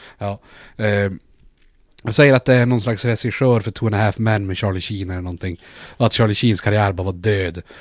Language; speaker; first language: Swedish; native; Swedish